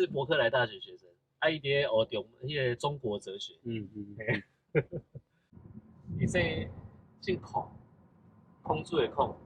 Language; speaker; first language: Chinese; non-native, local second language; Min Nan Chinese